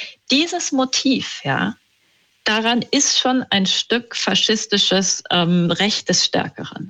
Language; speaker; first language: German; native; German